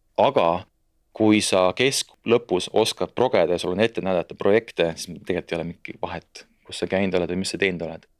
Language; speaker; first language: Estonian; native; Estonian